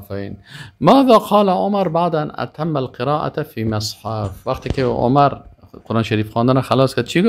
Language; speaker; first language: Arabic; non-native, fluent; Persian